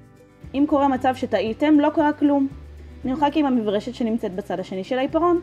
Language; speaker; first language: Hebrew; native; Hebrew